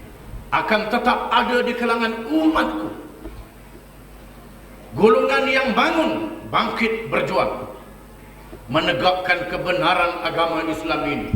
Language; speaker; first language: Malay; native; Malay